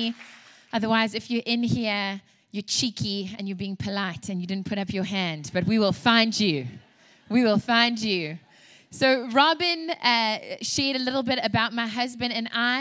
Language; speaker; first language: English; native; English